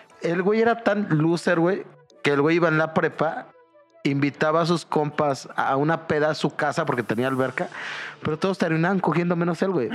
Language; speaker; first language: Spanish; native; Spanish